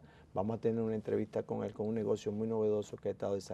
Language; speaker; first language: Spanish; native; Spanish